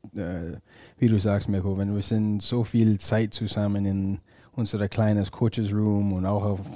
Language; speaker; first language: German; non-native, fluent; English